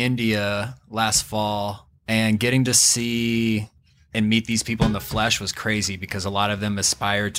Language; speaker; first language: English; native; English